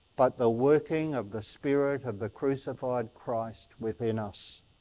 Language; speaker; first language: English; native; English